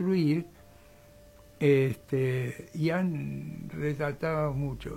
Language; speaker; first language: Spanish; native; Spanish